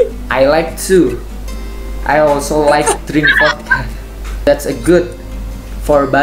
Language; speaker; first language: English; non-native, learner; Indonesian